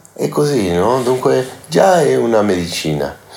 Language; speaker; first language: Italian; non-native, learner; Spanish